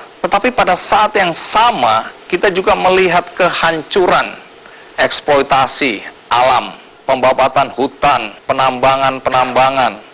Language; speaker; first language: Indonesian; native; Indonesian